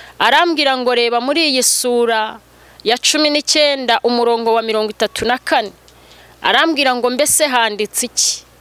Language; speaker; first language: Kinyarwanda; native; Kinyarwanda